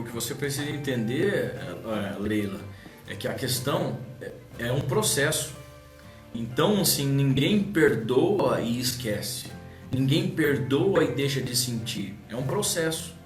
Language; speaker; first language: Portuguese; native; Portuguese